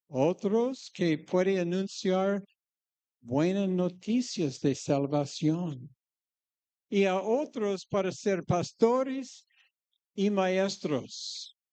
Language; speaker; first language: Spanish; non-native, fluent; English